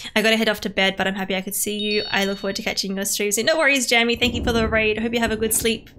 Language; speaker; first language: English; native; English